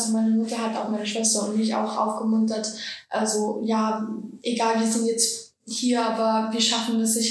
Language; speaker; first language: German; early bilingual, other home language; Georgian